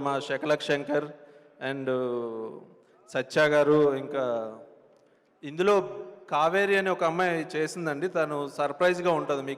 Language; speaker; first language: Telugu; native; Telugu